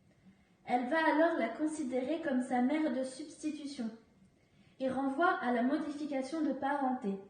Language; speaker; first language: French; native; French